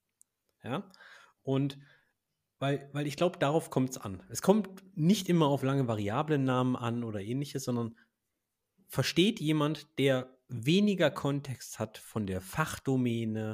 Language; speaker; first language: German; native; German